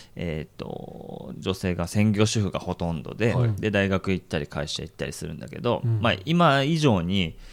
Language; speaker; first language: Japanese; native; Japanese